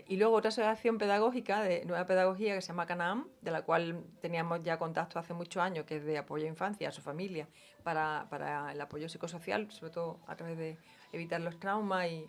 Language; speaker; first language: Spanish; native; Spanish